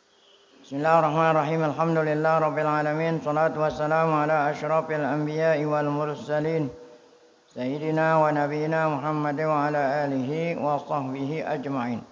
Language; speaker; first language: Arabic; non-native, fluent; Indonesian